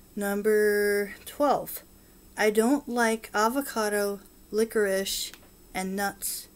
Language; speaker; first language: English; native; English